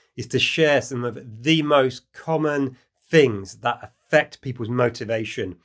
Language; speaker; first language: English; native; English